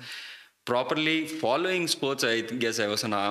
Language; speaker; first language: English; non-native, local second language; Malayalam